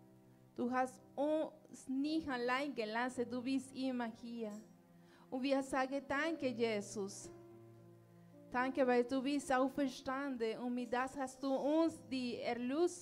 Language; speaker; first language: German; non-native, learner; Spanish